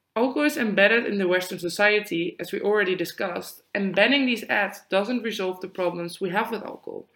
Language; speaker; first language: English; non-native, fluent; Dutch